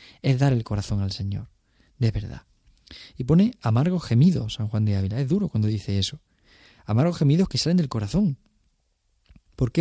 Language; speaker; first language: Spanish; native; Spanish